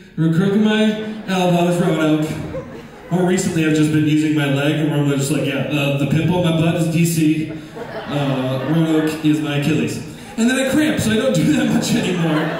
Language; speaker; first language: English; native; English